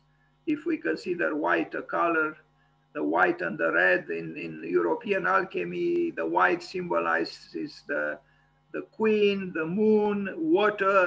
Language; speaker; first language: English; non-native, fluent; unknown